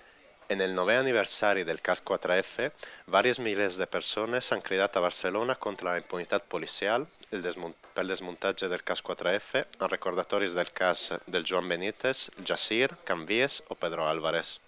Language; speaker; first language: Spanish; non-native, local second language; Catalan